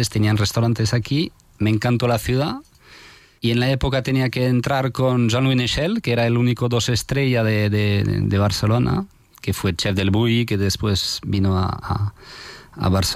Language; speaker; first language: Spanish; non-native, fluent; French